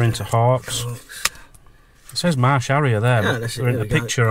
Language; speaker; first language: English; native; English